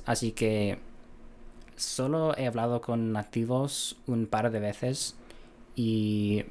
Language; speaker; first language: Spanish; non-native, fluent; English